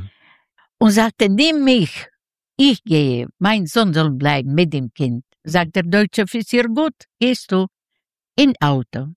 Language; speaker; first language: German; non-native, fluent; Yiddish